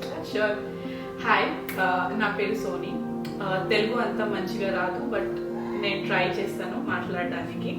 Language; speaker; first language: Telugu; non-native, local second language; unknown